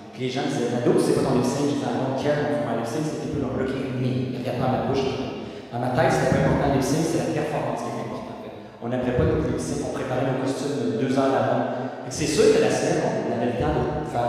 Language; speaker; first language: French; native; French